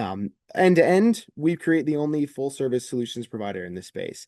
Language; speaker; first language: English; native; English